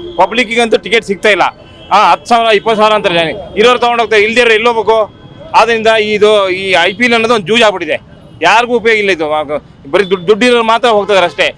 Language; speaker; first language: Kannada; native; Kannada